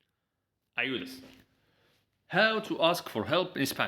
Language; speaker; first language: English; non-native, fluent; Arabic